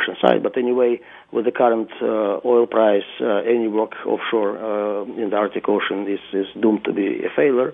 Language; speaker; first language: English; non-native, fluent; Russian